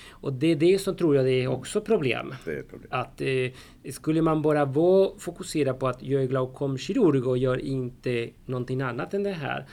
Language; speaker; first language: Swedish; non-native, fluent; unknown